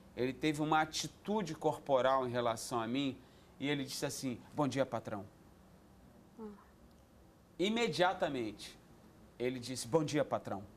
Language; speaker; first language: Portuguese; native; Portuguese